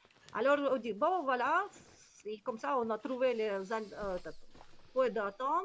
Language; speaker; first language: French; non-native, learner; Kyrgyz